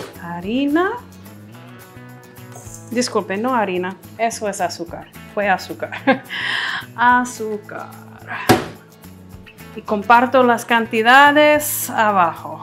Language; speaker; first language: Spanish; non-native, fluent; English